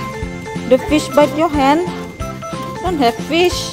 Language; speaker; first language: English; non-native, local second language; Malay